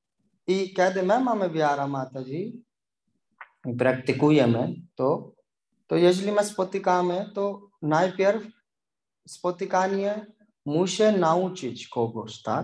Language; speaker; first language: Polish; non-native, learner; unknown